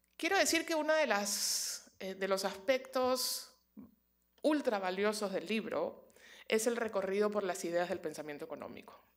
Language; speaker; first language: Spanish; native; Spanish